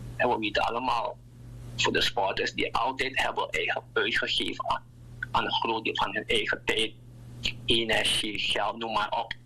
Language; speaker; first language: Dutch; native; Dutch